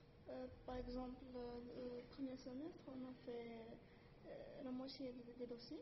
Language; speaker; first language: French; non-native, learner; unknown